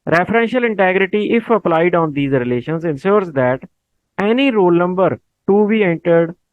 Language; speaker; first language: English; non-native, local second language; Punjabi